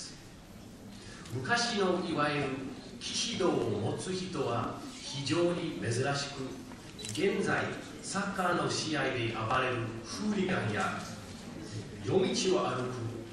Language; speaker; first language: Japanese; non-native, fluent; English